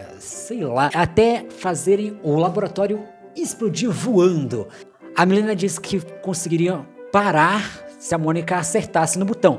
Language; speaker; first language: Portuguese; native; Portuguese